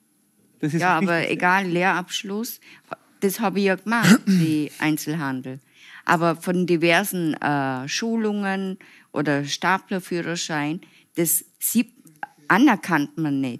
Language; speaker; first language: German; non-native, fluent; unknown